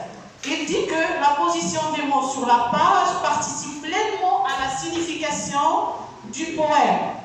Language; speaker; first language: French; non-native, local second language; Arabic